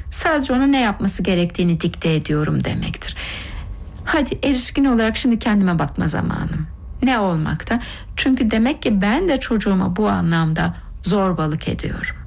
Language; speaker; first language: Turkish; native; Turkish